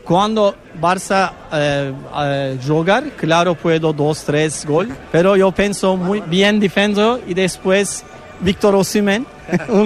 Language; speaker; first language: Spanish; non-native, learner; Turkish